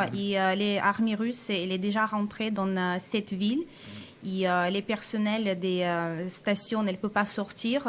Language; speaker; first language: French; non-native, fluent; Russian